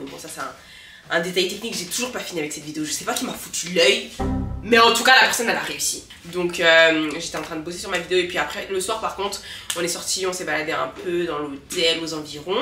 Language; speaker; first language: French; native; French